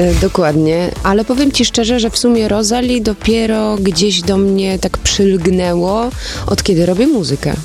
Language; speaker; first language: Polish; early bilingual, heritage; Polish